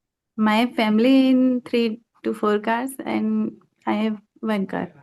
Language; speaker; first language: English; non-native, learner; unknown